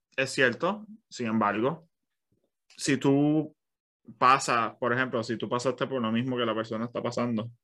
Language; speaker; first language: Spanish; early bilingual, other home language; English